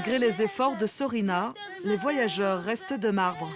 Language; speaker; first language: French; native; French